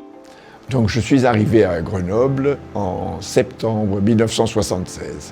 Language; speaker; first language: French; native; French